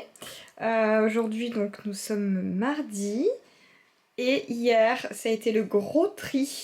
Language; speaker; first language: French; native; French